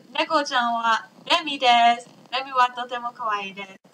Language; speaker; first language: Japanese; non-native, learner; English